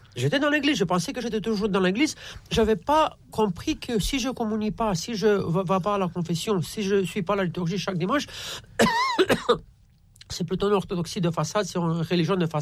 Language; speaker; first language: French; non-native, fluent; Romanian